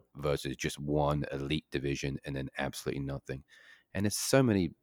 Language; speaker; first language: English; native; English